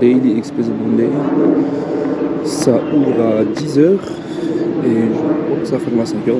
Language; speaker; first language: French; native; French